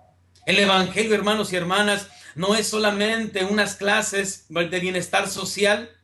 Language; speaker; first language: Spanish; native; Spanish